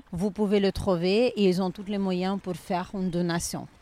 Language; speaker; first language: French; non-native, learner; Ukrainian